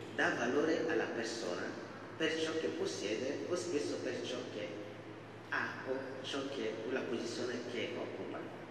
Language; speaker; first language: Italian; non-native, fluent; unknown